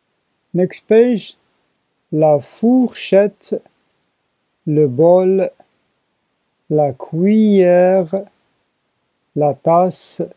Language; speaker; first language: French; non-native, learner; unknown